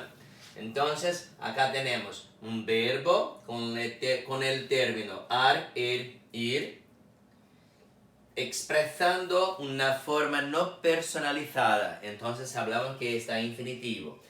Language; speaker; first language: Spanish; non-native, fluent; Portuguese